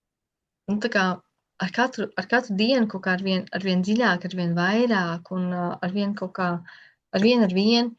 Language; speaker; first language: Latvian; native; Latvian